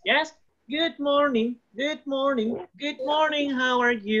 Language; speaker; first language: English; non-native, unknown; Spanish